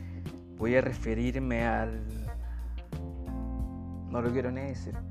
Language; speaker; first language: Spanish; native; Spanish